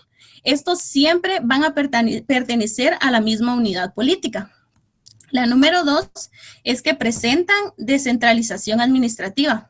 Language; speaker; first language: Spanish; native; Spanish